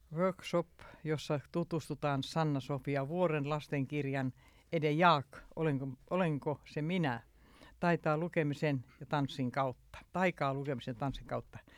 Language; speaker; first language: Finnish; early bilingual, heritage; Finnish